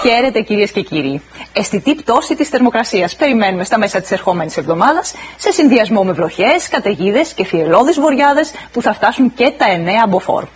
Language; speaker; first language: Greek; native; Greek